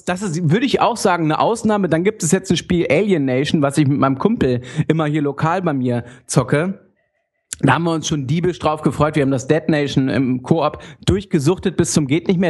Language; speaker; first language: German; native; German